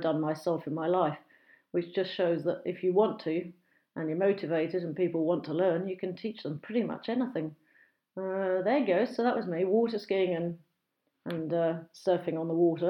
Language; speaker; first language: English; native; English